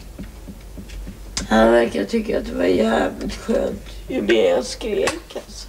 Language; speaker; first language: Swedish; native; Swedish